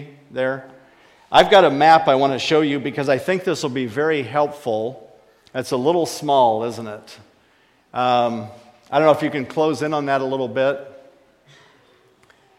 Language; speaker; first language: English; native; English